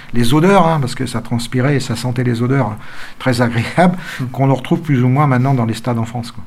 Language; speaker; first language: French; native; French